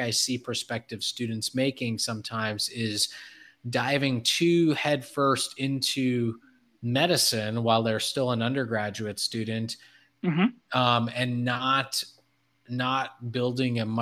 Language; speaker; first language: English; native; English